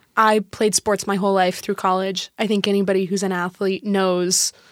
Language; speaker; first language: English; native; English